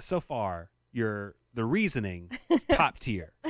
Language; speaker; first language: English; native; English